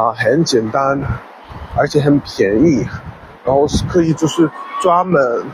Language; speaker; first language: Chinese; non-native, fluent; English